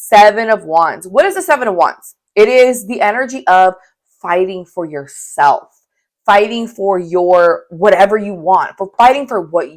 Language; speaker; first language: English; native; English